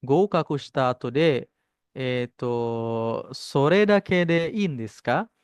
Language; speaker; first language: Japanese; non-native, fluent; Indonesian